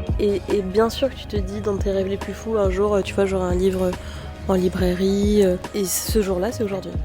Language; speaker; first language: French; native; French